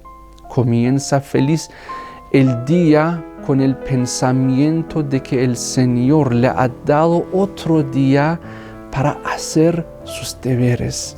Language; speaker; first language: Spanish; non-native, fluent; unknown